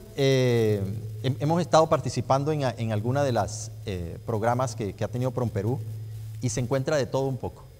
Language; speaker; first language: Spanish; native; Spanish